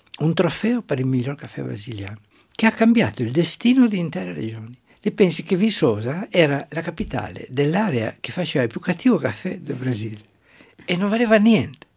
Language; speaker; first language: Italian; non-native, local second language; German